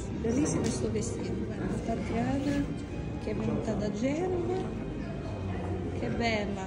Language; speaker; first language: Italian; non-native, fluent; Portuguese